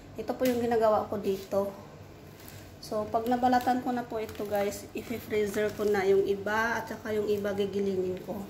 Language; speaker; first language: Filipino; non-native, local second language; Hiligaynon